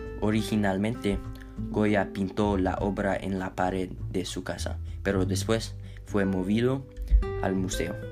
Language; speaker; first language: Spanish; non-native, learner; English